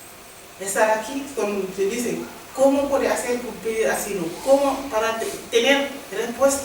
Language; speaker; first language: Spanish; non-native, learner; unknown